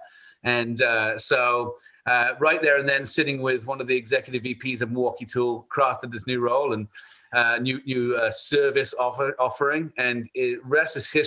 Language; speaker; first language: English; native; English